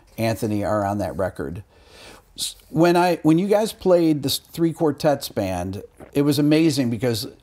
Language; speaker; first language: English; native; English